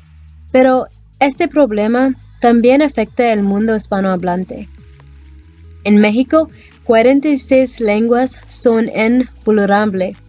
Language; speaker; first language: Spanish; non-native, learner; English